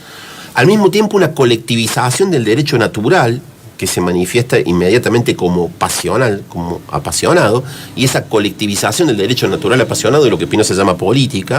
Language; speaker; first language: Spanish; native; Spanish